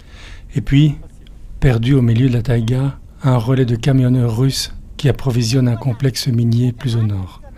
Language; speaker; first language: French; native; French